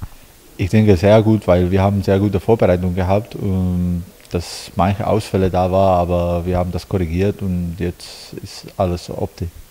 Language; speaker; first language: German; non-native, fluent; Czech